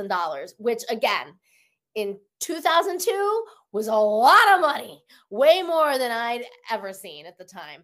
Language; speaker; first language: English; native; English